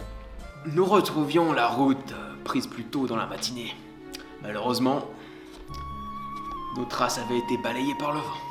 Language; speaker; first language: French; native; French